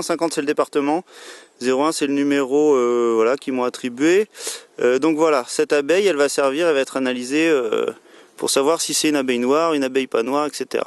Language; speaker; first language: French; native; French